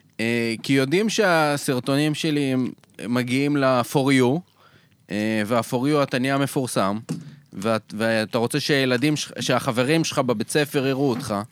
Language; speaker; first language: Hebrew; early bilingual, other home language; Russian